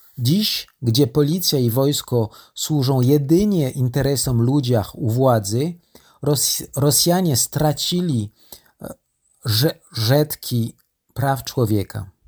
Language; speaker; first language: Polish; non-native, learner; French